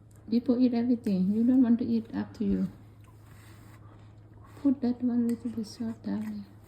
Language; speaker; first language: English; non-native, learner; Thai